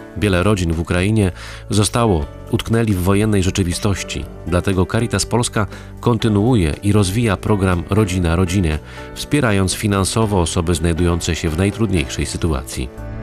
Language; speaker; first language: Polish; native; Polish